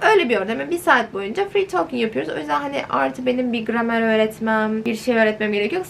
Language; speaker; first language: Turkish; native; Turkish